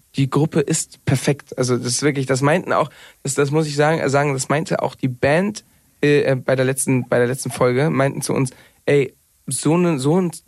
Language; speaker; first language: German; non-native, fluent; Spanish